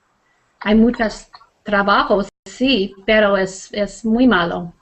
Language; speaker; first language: Spanish; non-native, learner; English